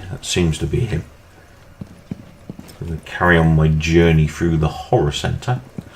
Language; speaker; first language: English; native; English